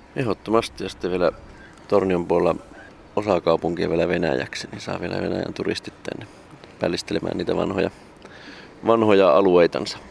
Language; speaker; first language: Finnish; native; Finnish